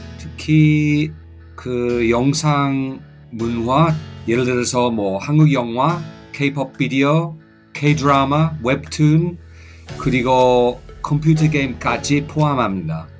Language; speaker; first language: Korean; non-native, fluent; English